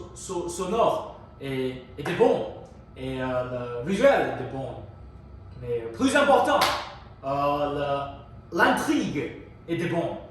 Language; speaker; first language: French; non-native, learner; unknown